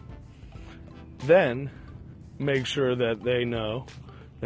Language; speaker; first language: English; native; English